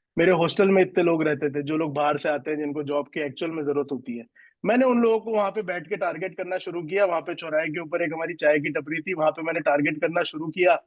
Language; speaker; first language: Hindi; native; Hindi